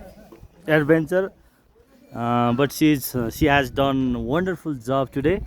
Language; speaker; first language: English; non-native, fluent; Nepali